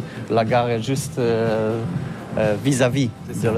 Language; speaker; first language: French; non-native, learner; Polish